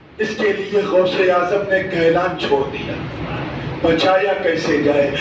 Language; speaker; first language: Urdu; native; Urdu